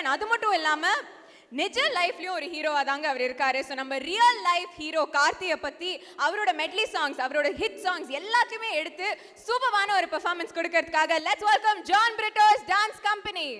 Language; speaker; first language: Tamil; native; Tamil